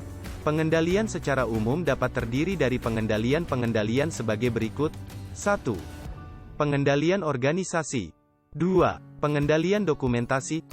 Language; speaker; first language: Indonesian; native; Indonesian